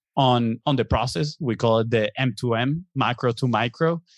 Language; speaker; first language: English; non-native, fluent; Spanish